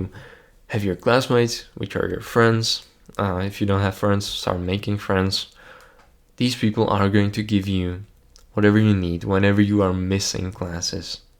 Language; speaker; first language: English; non-native, fluent; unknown